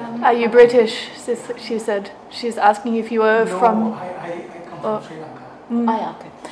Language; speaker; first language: German; non-native, fluent; Vietnamese